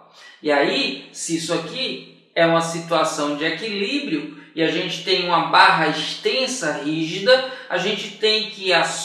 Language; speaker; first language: Portuguese; native; Portuguese